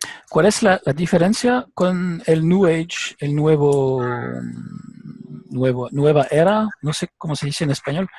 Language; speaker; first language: Spanish; non-native, learner; French